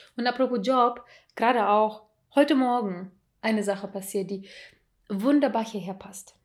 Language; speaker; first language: German; early bilingual, other home language; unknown